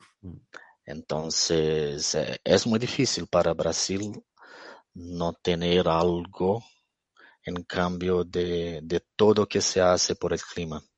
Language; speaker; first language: Spanish; non-native, fluent; Portuguese